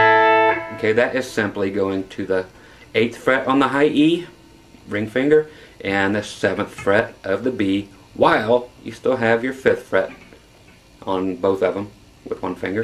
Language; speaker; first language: English; native; English